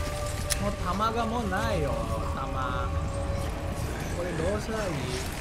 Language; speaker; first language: Japanese; non-native, fluent; Indonesian